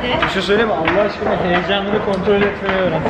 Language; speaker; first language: Turkish; native; Turkish